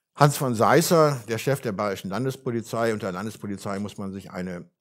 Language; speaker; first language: German; native; German